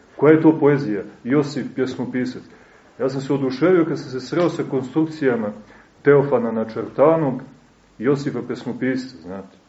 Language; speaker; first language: Serbian; native; Serbian